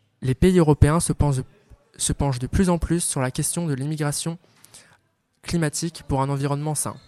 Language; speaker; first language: French; native; French